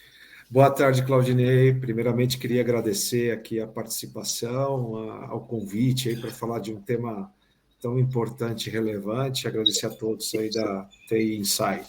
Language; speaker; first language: Portuguese; native; Portuguese